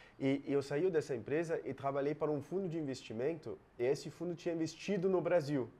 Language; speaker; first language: Portuguese; non-native, fluent; German